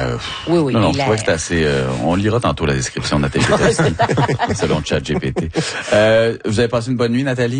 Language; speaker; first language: French; native; French